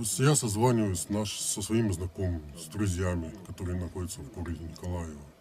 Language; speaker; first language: Russian; native; Russian